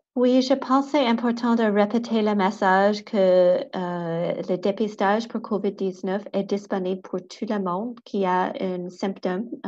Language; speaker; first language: French; non-native, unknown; English